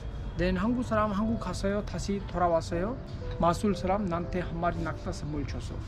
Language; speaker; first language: Korean; non-native, learner; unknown